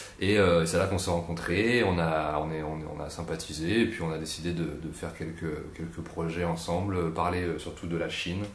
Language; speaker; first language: French; native; French